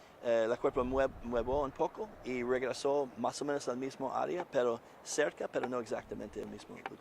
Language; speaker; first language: Spanish; non-native, learner; English